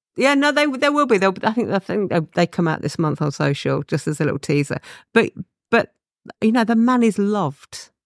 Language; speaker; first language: English; native; English